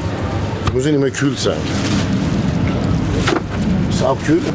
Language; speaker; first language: German; non-native, local second language; Turkish